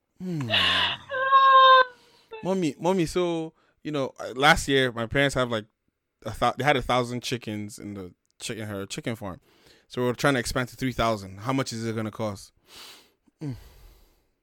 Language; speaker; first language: English; non-native, local second language; Yoruba